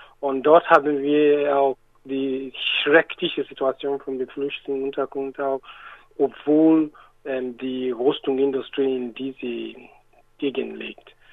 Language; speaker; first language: German; non-native, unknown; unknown